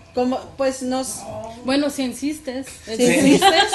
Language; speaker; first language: Spanish; early bilingual, heritage; Spanish